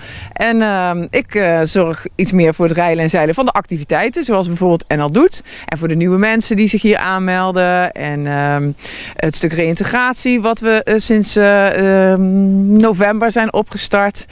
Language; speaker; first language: Dutch; native; Dutch